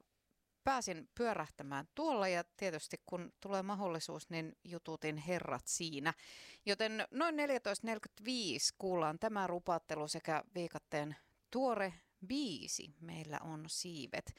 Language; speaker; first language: Finnish; native; Finnish